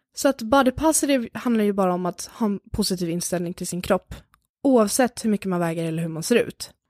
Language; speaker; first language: Swedish; native; Swedish